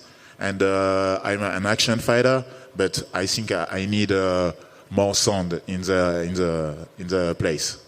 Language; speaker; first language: English; non-native, learner; French